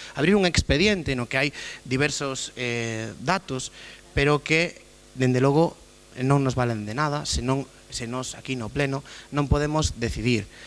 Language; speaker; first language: Galician; native; Galician